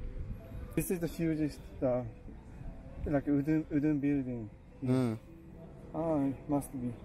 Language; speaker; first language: English; non-native, learner; Japanese